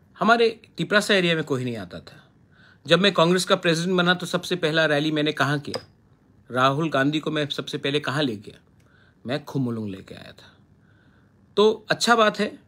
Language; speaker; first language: Hindi; non-native, local second language; Kok Borok